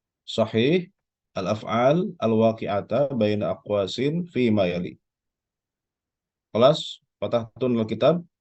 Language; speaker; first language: Arabic; non-native, fluent; Indonesian